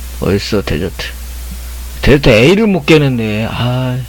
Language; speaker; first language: Korean; native; Korean